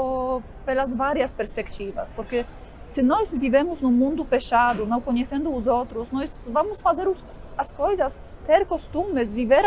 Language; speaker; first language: Portuguese; non-native, fluent; Polish